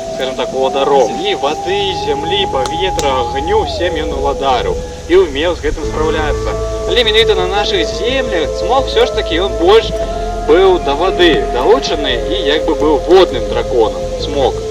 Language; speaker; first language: Belarusian; non-native, local second language; Russian